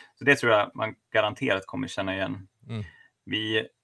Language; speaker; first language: Swedish; native; Swedish